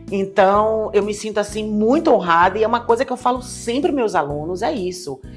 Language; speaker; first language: Portuguese; native; Portuguese